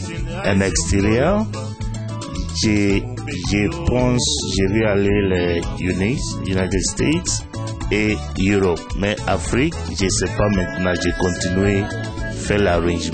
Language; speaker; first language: French; non-native, learner; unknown